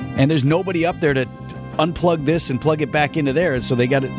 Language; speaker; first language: English; native; English